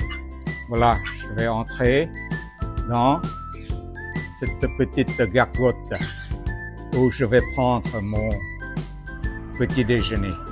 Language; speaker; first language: French; non-native, fluent; Vietnamese